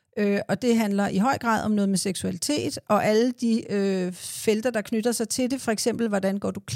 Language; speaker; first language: Danish; native; Danish